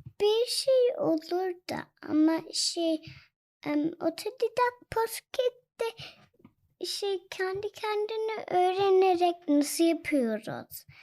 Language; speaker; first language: Turkish; early bilingual, heritage; Turkish